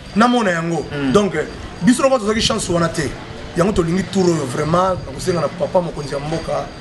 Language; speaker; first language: Lingala; native; Lingala